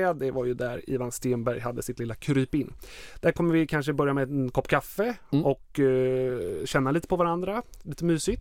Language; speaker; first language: Swedish; native; Swedish